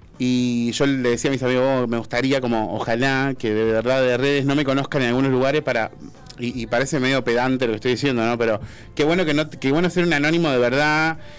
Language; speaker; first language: Spanish; native; Spanish